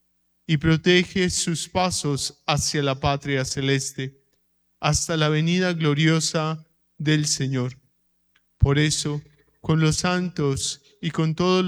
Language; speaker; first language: Spanish; native; Spanish